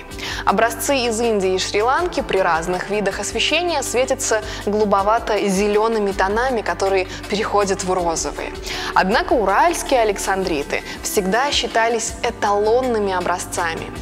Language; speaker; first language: Russian; native; Russian